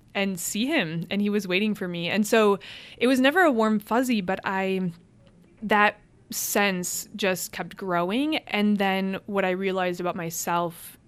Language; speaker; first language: English; early bilingual, other home language; Hungarian